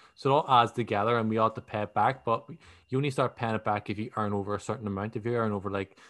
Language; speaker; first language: English; native; English